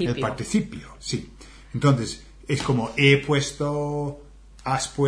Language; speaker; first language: Spanish; non-native, fluent; English